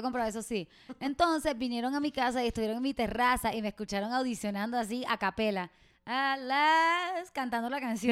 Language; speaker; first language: Spanish; native; Spanish